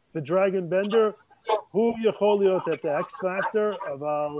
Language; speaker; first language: Hebrew; non-native, fluent; English